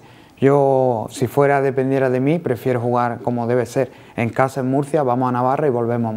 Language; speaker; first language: Spanish; native; Spanish